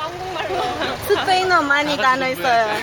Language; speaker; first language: Korean; non-native, learner; Spanish